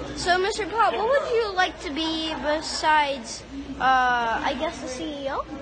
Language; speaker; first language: English; native; English